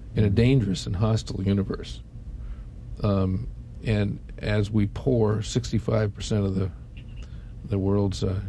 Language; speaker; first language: English; native; English